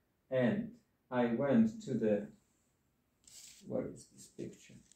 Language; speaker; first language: English; non-native, fluent; Polish